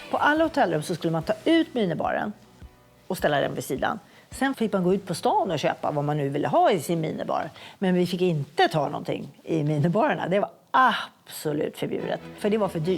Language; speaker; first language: Swedish; native; Swedish